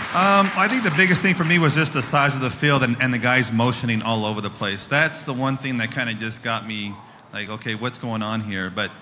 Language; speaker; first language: English; native; English